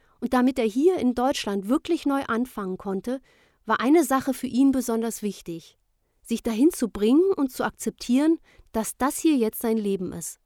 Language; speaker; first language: German; native; German